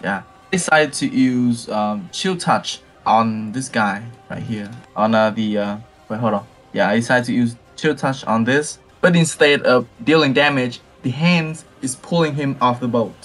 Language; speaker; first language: English; non-native, learner; Vietnamese